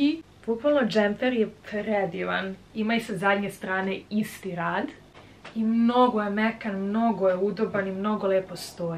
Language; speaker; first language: Serbian; native; Serbian